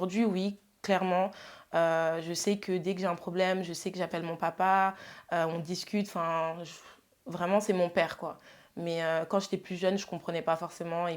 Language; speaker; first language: French; early bilingual, other home language; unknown